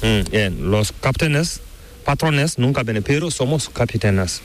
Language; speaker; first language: Spanish; non-native, learner; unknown